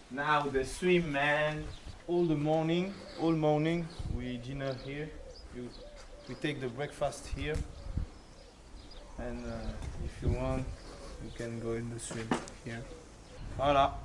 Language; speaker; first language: English; non-native, learner; French